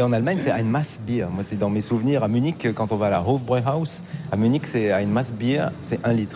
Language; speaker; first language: French; native; French